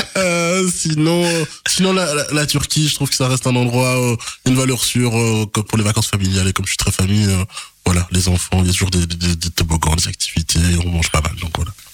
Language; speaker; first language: French; early bilingual, other home language; Lingala